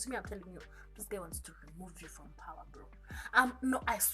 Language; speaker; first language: English; non-native, local second language; Kikuyu